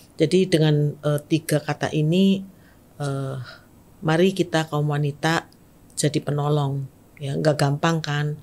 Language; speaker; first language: Indonesian; native; Indonesian